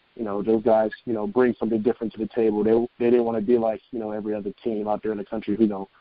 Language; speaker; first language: English; native; English